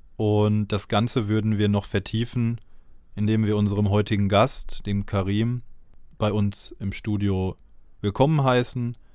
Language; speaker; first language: German; native; German